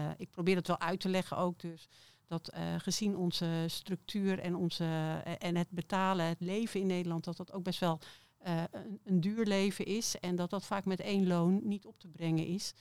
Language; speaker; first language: Dutch; native; Dutch